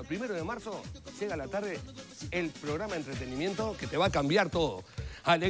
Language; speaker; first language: Spanish; native; Spanish